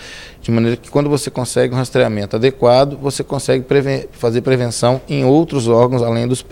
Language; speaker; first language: Portuguese; native; Portuguese